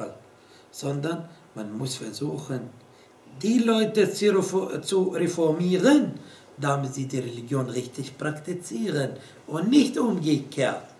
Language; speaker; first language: German; non-native, fluent; Arabic